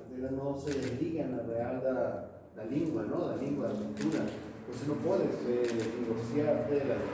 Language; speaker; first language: Portuguese; non-native, fluent; Spanish